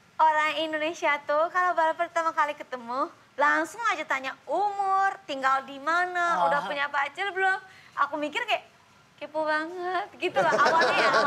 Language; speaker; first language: Indonesian; non-native, fluent; Japanese